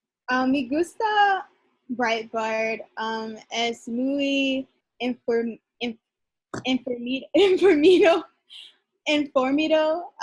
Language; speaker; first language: Spanish; non-native, learner; English